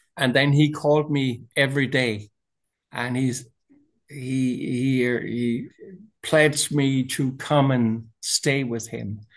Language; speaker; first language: English; non-native, fluent; Danish